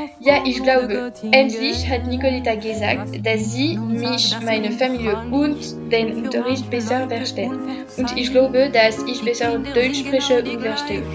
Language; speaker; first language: German; non-native, learner; French